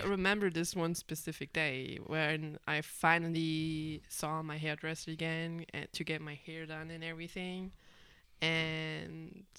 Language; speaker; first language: English; non-native, fluent; German